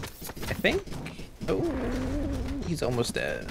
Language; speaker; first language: English; native; English